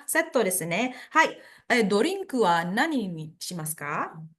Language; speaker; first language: Japanese; non-native, fluent; Indonesian